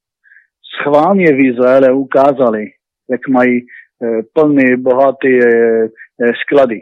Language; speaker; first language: Czech; non-native, learner; Hebrew